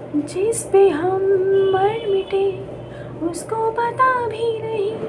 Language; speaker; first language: Hindi; non-native, local second language; Bangla